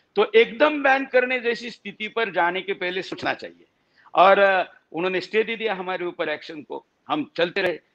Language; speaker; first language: Hindi; non-native, local second language; Marathi